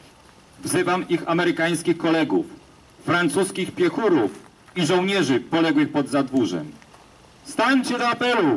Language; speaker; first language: Polish; native; Polish